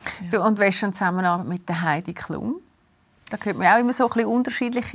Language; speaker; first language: German; native; German